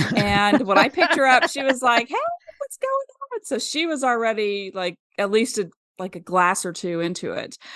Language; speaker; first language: English; native; English